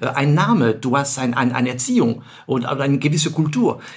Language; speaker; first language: German; non-native, fluent; French